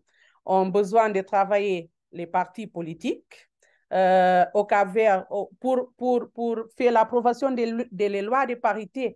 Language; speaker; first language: French; non-native, learner; Portuguese